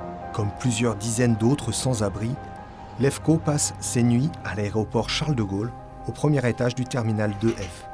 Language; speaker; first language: French; native; French